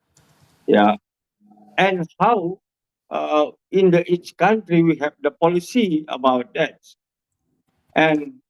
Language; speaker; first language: English; non-native, learner; Indonesian